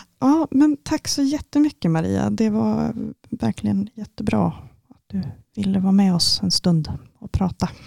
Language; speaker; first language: Swedish; native; Swedish